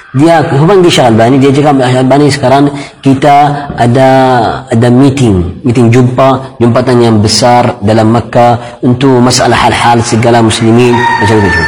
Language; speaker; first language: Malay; non-native, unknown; Arabic